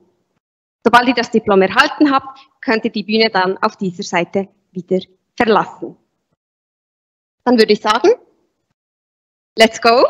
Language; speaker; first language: German; native; German